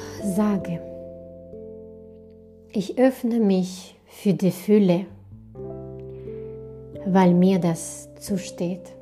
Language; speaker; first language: German; non-native, fluent; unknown